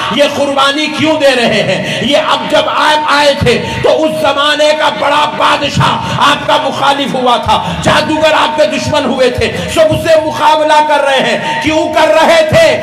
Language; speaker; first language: Urdu; native; Urdu